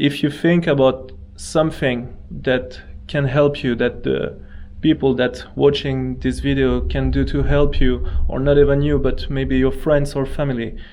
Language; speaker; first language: English; non-native, fluent; French